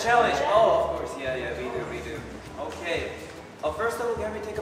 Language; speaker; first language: English; non-native, learner; Korean